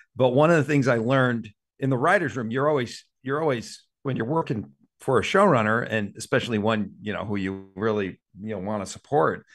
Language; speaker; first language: English; native; English